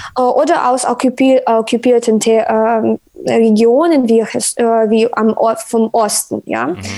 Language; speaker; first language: German; non-native, learner; Ukrainian